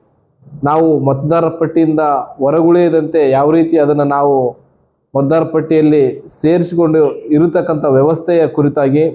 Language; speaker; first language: Kannada; native; Kannada